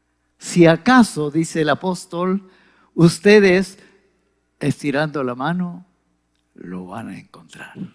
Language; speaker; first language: Spanish; native; Spanish